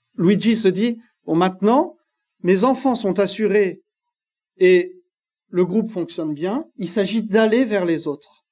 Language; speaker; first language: French; native; French